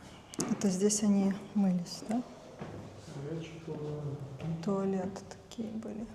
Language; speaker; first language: Russian; native; Russian